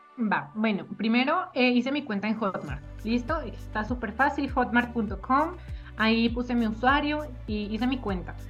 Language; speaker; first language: Spanish; native; Spanish